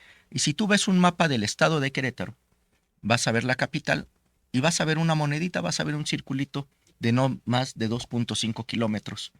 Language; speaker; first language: Spanish; native; Spanish